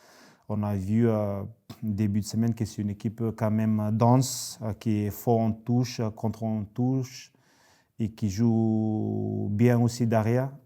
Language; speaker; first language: French; native; French